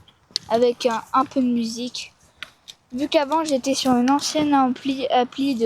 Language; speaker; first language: French; native; French